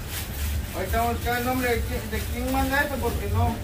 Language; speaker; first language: Spanish; native; Spanish